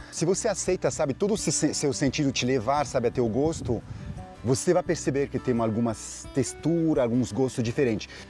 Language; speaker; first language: Portuguese; non-native, fluent; French